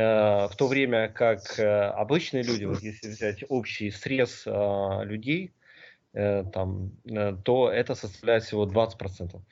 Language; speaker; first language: Russian; native; Russian